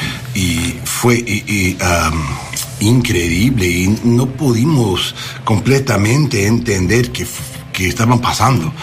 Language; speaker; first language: Spanish; non-native, learner; English